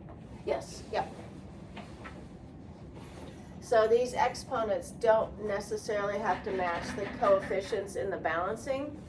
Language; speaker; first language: English; native; English